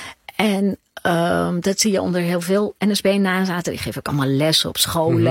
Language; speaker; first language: Dutch; native; Dutch